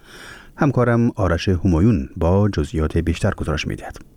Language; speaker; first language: Persian; native; Persian